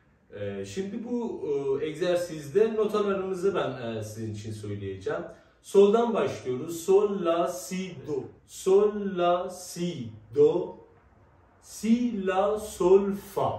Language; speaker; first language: Turkish; non-native, fluent; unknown